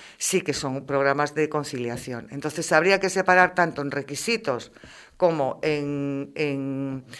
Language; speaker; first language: Spanish; non-native, local second language; Galician